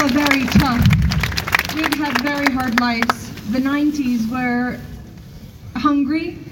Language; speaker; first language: English; non-native, fluent; Ukrainian